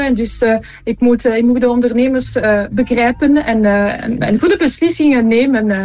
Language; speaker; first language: Dutch; non-native, local second language; French